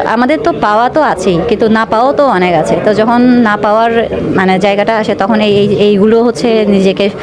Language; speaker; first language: Bangla; native; Bangla